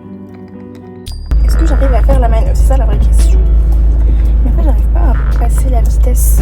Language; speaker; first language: French; non-native, local second language; Malagasy